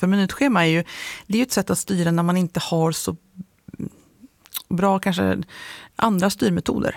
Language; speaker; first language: Swedish; native; Swedish